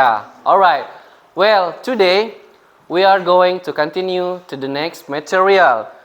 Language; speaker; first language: English; non-native, fluent; Indonesian